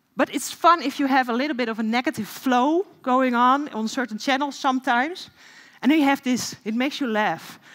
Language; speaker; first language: English; non-native, fluent; Dutch